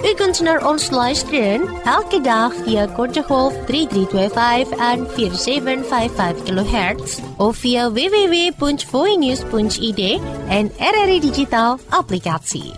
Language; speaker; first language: Dutch; non-native, fluent; Indonesian